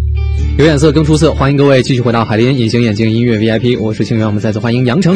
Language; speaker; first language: Chinese; native; Chinese